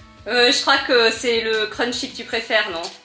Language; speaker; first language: French; native; French